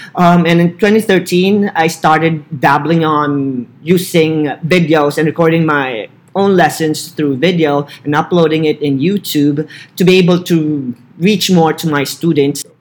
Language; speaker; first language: English; non-native, local second language; Filipino